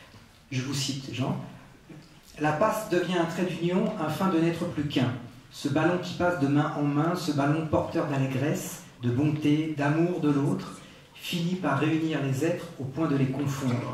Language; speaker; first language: French; native; French